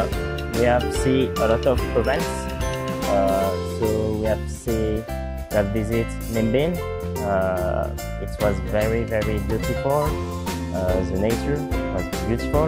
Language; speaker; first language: English; non-native, learner; French